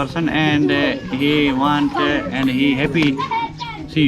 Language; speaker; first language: English; non-native, learner; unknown